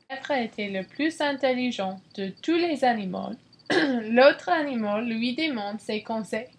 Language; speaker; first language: French; non-native, learner; English